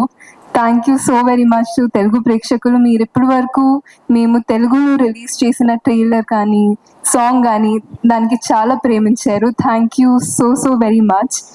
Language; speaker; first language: Telugu; non-native, fluent; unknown